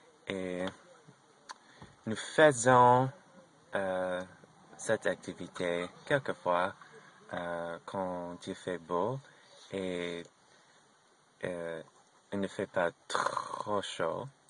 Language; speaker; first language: French; non-native, learner; English